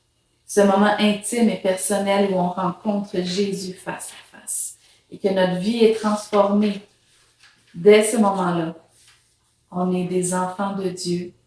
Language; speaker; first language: French; native; French